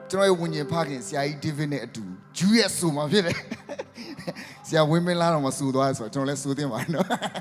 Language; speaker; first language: Burmese; non-native, local second language; S'gaw Karen